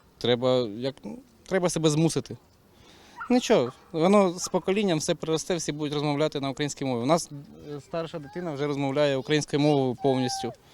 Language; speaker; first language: Ukrainian; non-native, local second language; Russian